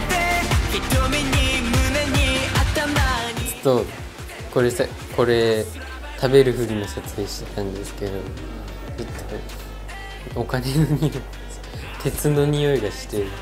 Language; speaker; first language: Japanese; non-native, fluent; Korean